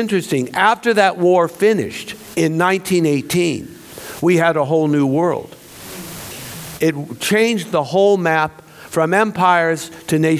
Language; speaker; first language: English; native; English